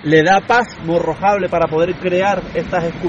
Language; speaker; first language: Spanish; native; Spanish